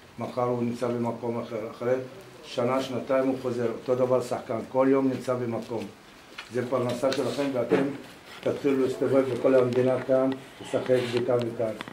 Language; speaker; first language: Hebrew; non-native, local second language; Arabic